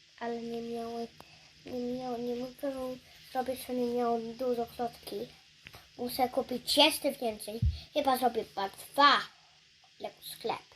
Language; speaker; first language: Polish; early bilingual, heritage; Polish